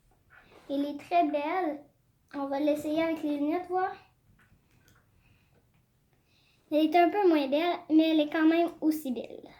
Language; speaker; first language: French; native; French